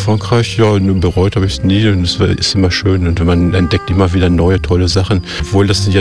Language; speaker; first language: German; native; German